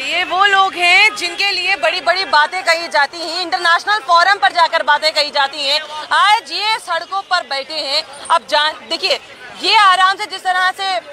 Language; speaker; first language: Hindi; native; Hindi